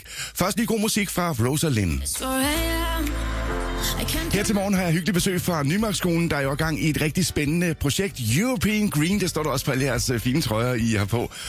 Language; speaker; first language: Danish; native; Danish